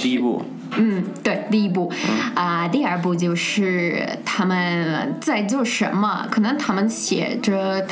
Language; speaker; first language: Chinese; non-native, fluent; Russian